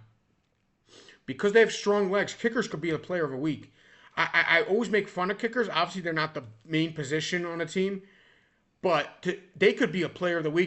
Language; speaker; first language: English; native; English